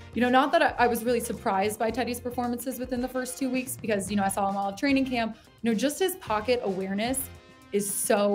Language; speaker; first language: English; native; English